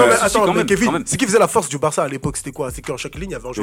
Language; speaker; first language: French; native; French